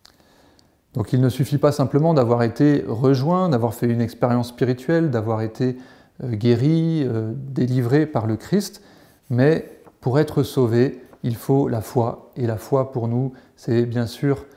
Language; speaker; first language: French; native; French